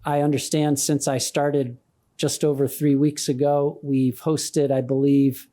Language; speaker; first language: English; native; English